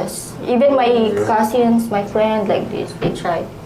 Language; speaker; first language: English; non-native, learner; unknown